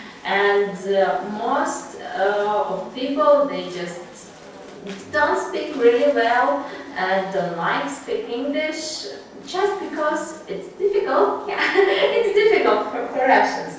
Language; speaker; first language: English; non-native, learner; Russian